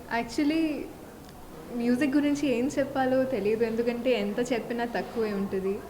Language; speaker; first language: Telugu; non-native, fluent; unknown